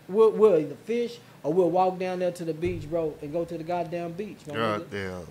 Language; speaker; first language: English; native; English